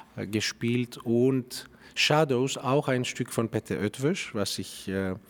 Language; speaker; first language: German; non-native, fluent; Greek